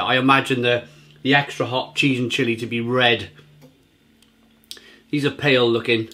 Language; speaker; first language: English; native; English